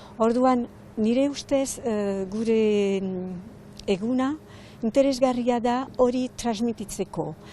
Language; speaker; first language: Basque; non-native, local second language; French